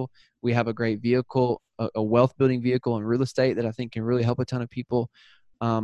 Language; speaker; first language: English; native; English